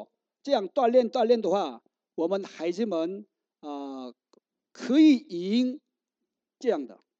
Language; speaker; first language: Chinese; non-native, learner; Korean